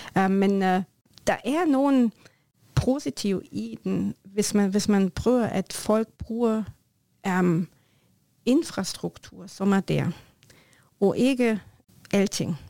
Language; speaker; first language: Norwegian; non-native, learner; German